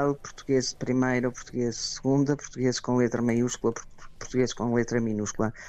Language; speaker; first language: Portuguese; native; Portuguese